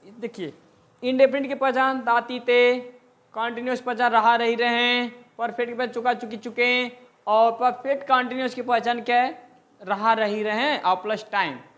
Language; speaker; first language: Hindi; native; Hindi